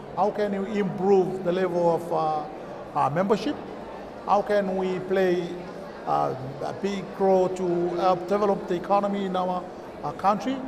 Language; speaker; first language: English; non-native, fluent; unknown